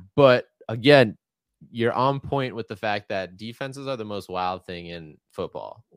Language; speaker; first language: English; native; English